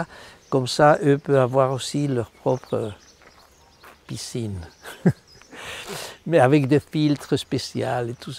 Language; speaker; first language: French; non-native, fluent; Spanish